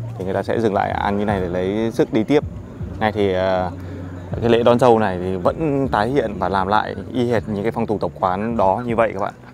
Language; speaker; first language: Vietnamese; non-native, local second language; Hmong